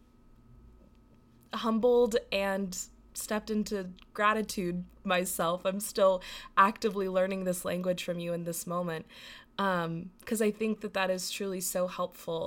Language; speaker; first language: English; native; English